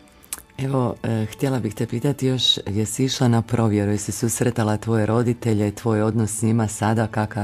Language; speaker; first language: Croatian; native; Croatian